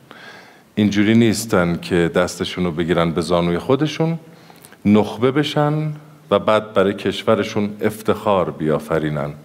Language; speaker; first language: Persian; native; Persian